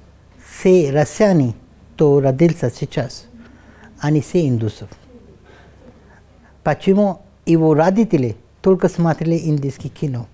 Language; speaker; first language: Russian; non-native, learner; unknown